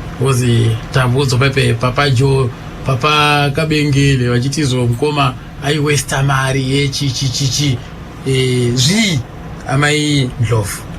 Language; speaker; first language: Shona; native; Shona